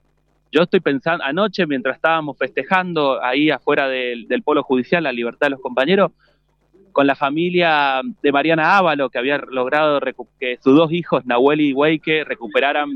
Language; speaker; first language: Spanish; native; Spanish